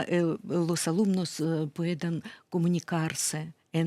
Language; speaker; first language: Spanish; non-native, fluent; Ukrainian